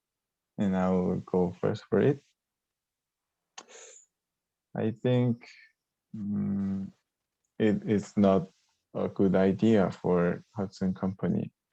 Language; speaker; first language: English; non-native, learner; Korean